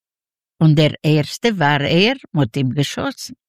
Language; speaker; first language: German; non-native, learner; Yiddish